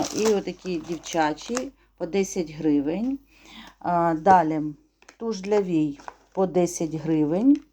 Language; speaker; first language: Ukrainian; non-native, local second language; Russian